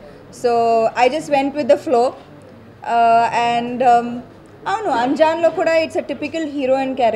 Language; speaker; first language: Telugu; non-native, local second language; Tamil